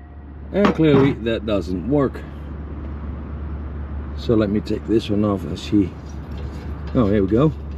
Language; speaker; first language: English; non-native, fluent; Dutch